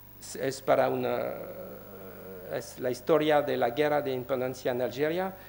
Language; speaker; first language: Spanish; non-native, learner; French